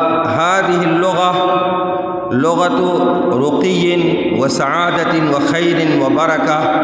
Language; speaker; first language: Arabic; non-native, fluent; Urdu